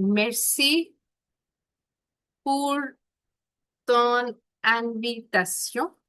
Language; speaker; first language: French; non-native, fluent; Hindi